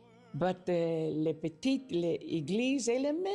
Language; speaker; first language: French; non-native, learner; English